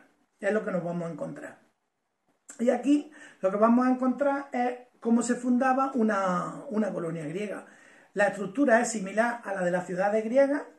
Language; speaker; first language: Spanish; native; Spanish